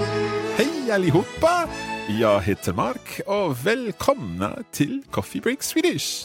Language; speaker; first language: Swedish; non-native, learner; English